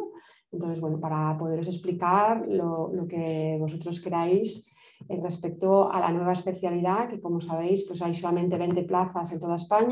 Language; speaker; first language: Spanish; native; Spanish